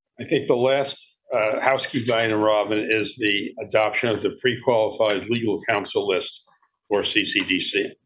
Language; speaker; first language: English; native; English